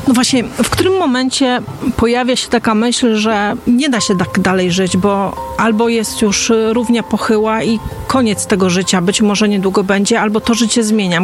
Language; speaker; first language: Polish; native; Polish